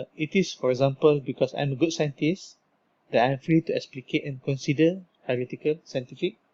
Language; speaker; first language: English; non-native, local second language; Malay